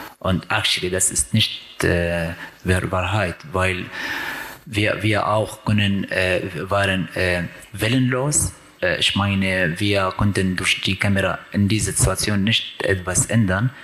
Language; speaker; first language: German; non-native, learner; Arabic